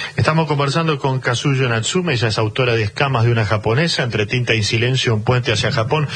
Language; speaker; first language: Spanish; native; Spanish